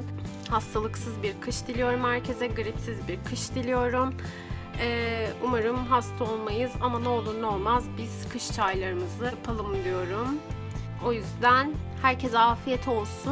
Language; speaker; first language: Turkish; native; Turkish